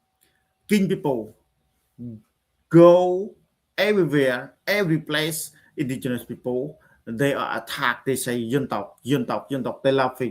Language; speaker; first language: English; non-native, learner; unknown